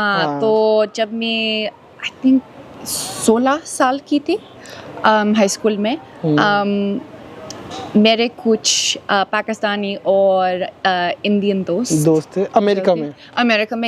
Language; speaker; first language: Hindi; non-native, learner; English